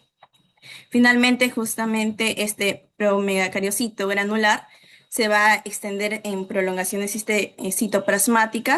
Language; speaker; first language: Spanish; native; Spanish